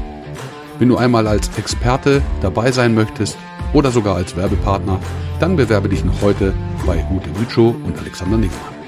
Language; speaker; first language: German; native; German